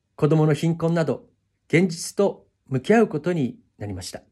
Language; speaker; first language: Japanese; native; Japanese